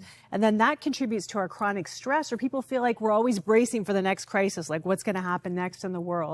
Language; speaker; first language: English; native; English